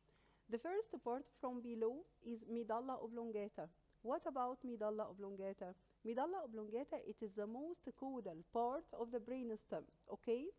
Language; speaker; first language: English; non-native, local second language; Arabic